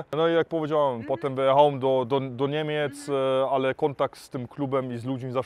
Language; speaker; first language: Polish; early bilingual, heritage; Polish